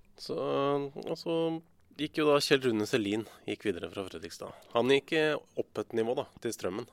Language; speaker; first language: Norwegian; native; Norwegian